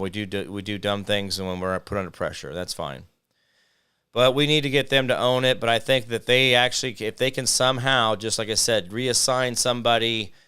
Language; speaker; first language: English; native; English